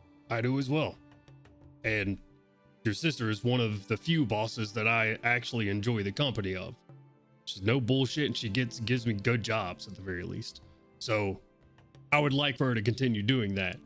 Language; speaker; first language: English; native; English